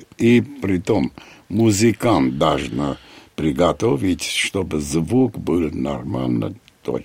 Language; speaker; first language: Russian; non-native, fluent; Armenian